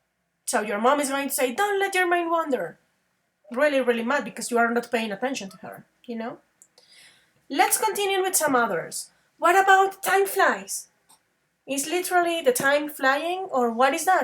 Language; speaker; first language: English; non-native, fluent; Spanish